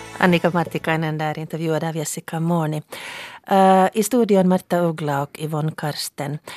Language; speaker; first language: Swedish; native; Swedish